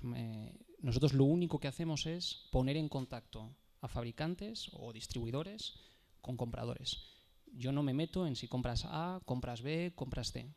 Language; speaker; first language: Spanish; native; Spanish